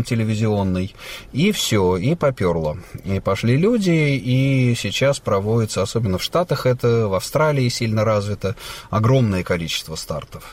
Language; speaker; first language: Russian; native; Russian